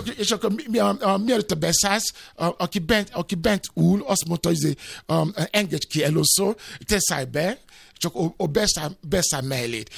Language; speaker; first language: Hungarian; non-native, fluent; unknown